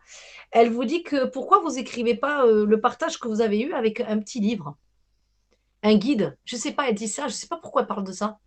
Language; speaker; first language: French; native; French